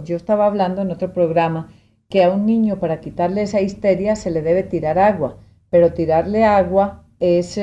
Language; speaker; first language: Spanish; native; Spanish